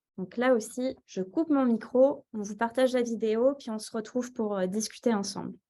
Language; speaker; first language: French; native; French